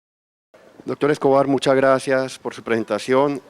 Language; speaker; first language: Spanish; native; Spanish